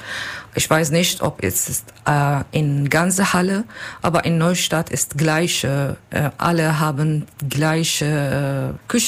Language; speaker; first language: German; non-native, learner; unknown